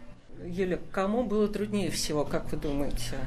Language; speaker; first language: Russian; native; Russian